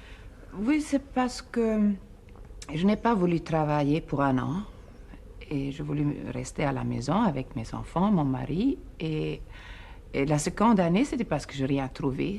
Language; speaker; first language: French; non-native, fluent; Swedish